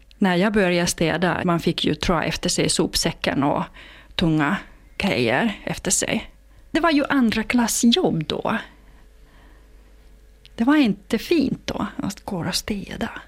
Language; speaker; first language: Swedish; non-native, fluent; Finnish